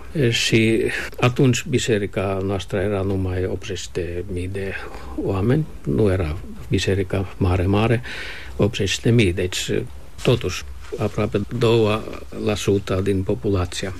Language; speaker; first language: Romanian; non-native, fluent; Finnish